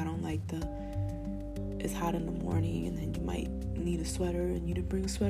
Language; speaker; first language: English; early bilingual, other home language; Spanish